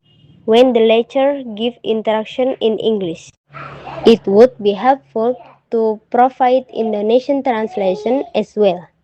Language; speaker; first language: English; non-native, learner; Indonesian